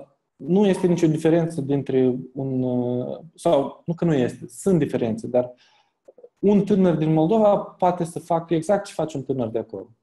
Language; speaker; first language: Romanian; native; Romanian